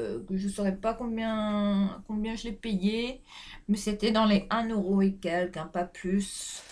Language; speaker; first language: French; native; French